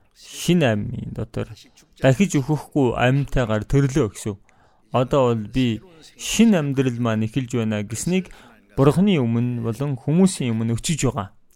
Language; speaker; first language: Mongolian; non-native, fluent; Korean